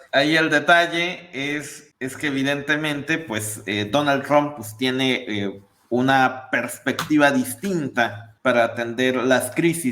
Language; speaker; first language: Spanish; native; Spanish